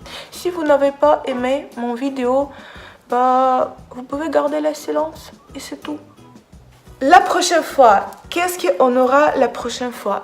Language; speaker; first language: French; non-native, fluent; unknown